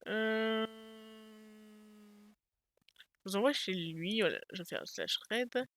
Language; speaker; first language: French; native; French